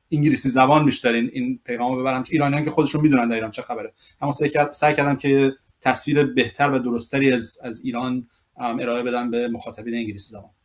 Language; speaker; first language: Persian; early bilingual, other home language; English